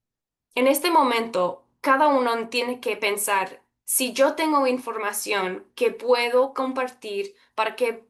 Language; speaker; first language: Spanish; early bilingual, heritage; Spanish